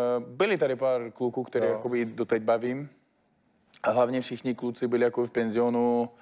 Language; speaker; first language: Czech; non-native, fluent; Uzbek